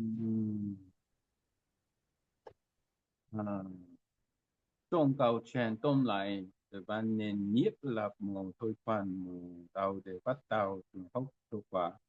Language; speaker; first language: Vietnamese; non-native, learner; Korean